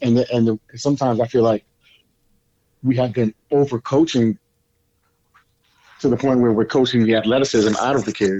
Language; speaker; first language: English; native; English